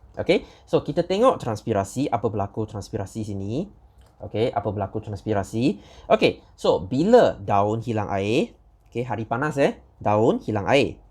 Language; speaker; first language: Malay; non-native, local second language; Chinese